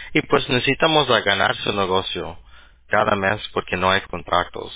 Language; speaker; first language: Spanish; early bilingual, heritage; Spanish